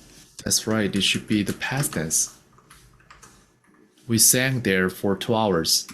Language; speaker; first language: English; non-native, fluent; Korean